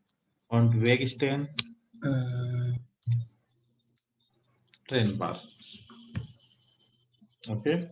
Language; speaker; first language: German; non-native, fluent; Hindi